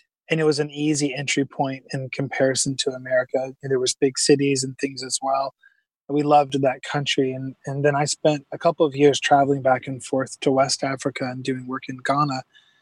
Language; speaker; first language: English; native; English